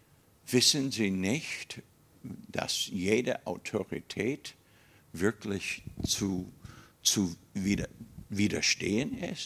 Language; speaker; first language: German; non-native, fluent; English